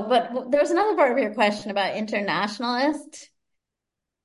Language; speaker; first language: English; native; English